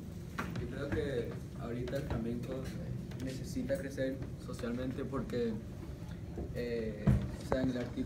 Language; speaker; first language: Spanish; early bilingual, heritage; Spanish